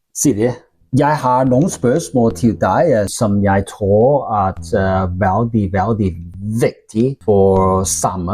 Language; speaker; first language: Norwegian; non-native, learner; Welsh